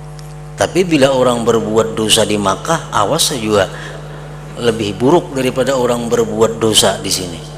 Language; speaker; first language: Indonesian; non-native, local second language; Banjar